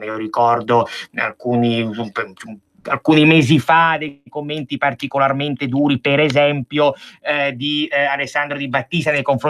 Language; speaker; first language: Italian; native; Italian